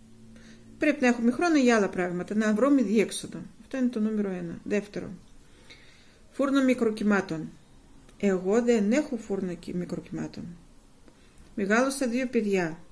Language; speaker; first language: Greek; non-native, fluent; Russian